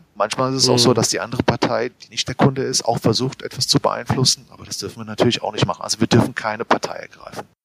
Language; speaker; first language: German; native; German